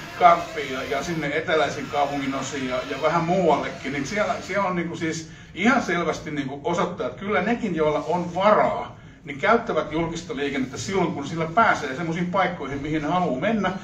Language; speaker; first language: Finnish; native; Finnish